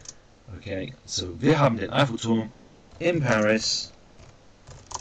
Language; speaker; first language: German; non-native, fluent; English